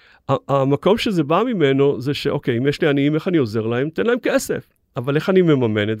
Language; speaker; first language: Hebrew; native; Hebrew